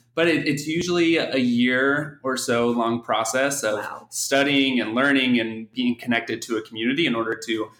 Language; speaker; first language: English; native; English